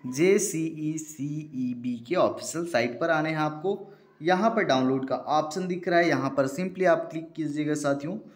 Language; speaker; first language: Hindi; native; Hindi